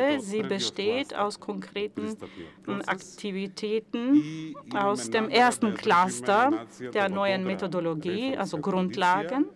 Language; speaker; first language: German; non-native, fluent; Macedonian